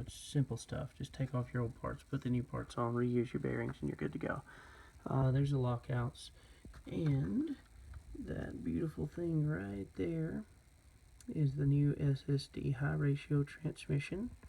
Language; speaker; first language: English; native; English